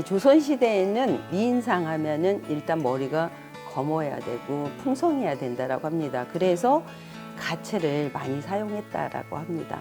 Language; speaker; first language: Korean; native; Korean